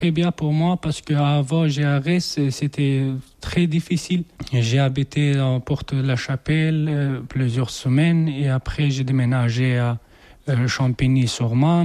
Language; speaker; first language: French; non-native, learner; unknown